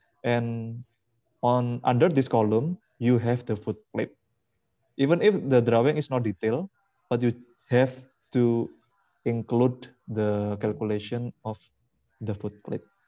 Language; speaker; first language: English; non-native, fluent; Indonesian